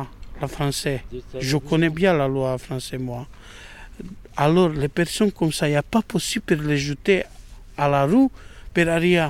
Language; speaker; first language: French; non-native, learner; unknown